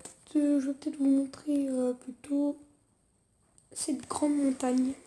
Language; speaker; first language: French; native; French